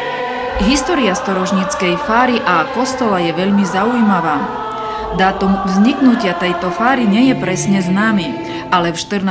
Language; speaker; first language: Slovak; native; Slovak